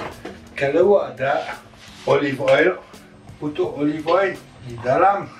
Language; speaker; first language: Indonesian; non-native, learner; French